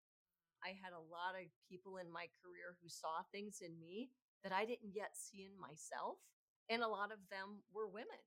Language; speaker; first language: English; native; English